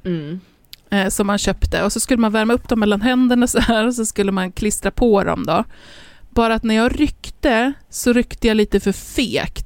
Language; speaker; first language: Swedish; native; Swedish